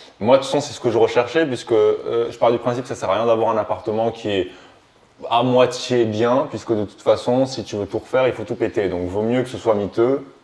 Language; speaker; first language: French; early bilingual, other home language; Romanian